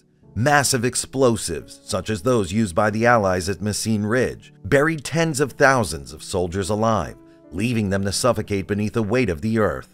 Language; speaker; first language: English; native; English